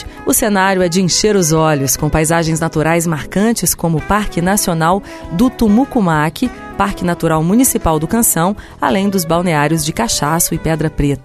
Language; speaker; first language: Portuguese; native; Portuguese